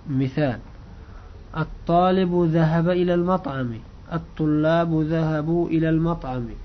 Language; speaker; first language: Arabic; non-native, fluent; Uzbek